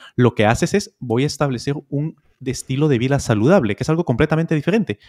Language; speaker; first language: Spanish; native; Spanish